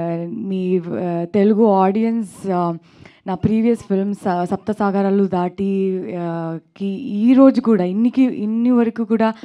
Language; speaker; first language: Telugu; non-native, learner; Kannada